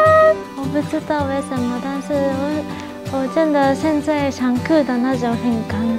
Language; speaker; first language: Chinese; non-native, fluent; Japanese